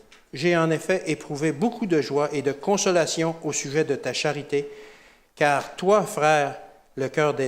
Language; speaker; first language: French; native; French